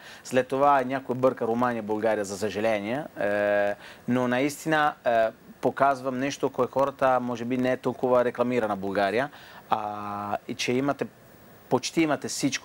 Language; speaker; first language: Bulgarian; non-native, fluent; Italian